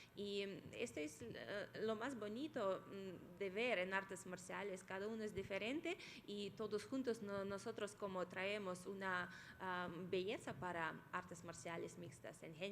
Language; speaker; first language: Spanish; non-native, fluent; Russian